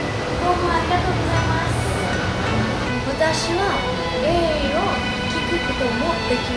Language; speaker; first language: Japanese; non-native, learner; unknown